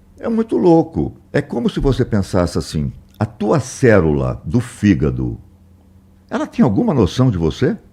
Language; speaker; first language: Portuguese; native; Portuguese